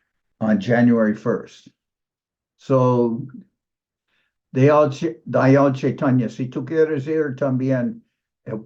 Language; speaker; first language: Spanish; non-native, fluent; English